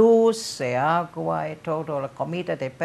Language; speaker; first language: Spanish; non-native, learner; English